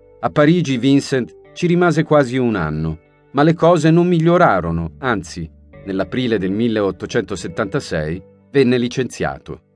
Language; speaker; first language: Italian; native; Italian